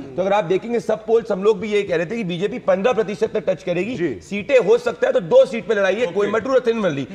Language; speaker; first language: Hindi; native; Hindi